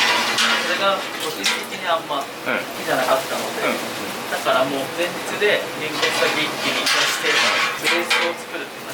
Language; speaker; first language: Japanese; native; Japanese